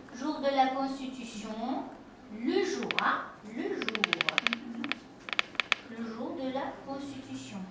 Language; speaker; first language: French; non-native, fluent; Uzbek